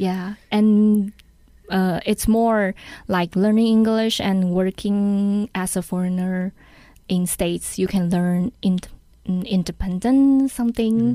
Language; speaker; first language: English; non-native, learner; Chinese